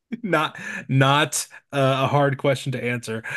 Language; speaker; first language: English; native; English